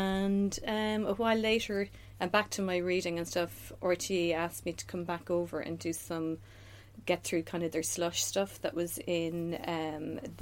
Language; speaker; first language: English; native; English